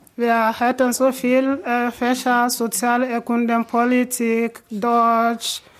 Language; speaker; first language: German; non-native, fluent; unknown